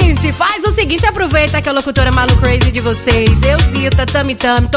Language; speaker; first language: Portuguese; native; Portuguese